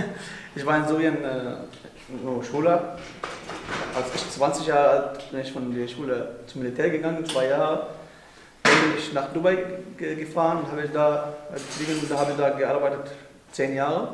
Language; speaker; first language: German; non-native, learner; Arabic